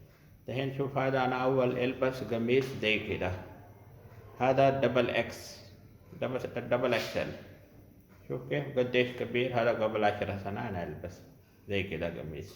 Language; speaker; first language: Arabic; non-native, learner; Urdu